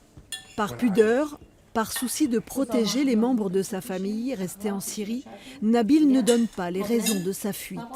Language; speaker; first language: French; native; French